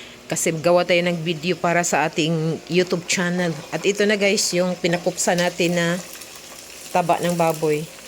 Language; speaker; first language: Filipino; non-native, local second language; Cebuano